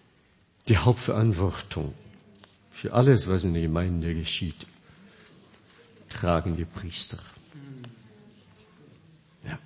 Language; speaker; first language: German; non-native, fluent; Korean